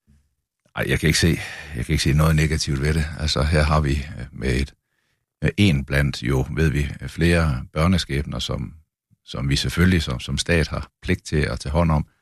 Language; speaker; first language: Danish; native; Danish